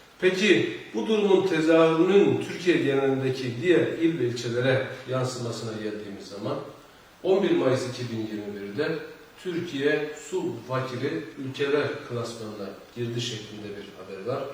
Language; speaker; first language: Turkish; native; Turkish